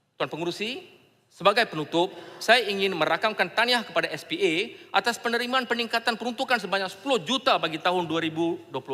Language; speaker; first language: Malay; non-native, local second language; Tamil